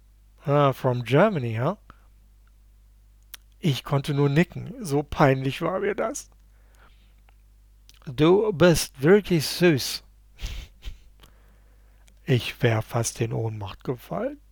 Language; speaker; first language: German; native; German